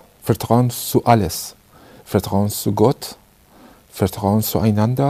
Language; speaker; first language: German; non-native, fluent; Persian